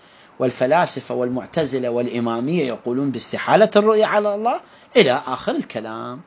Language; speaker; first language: Arabic; native; Arabic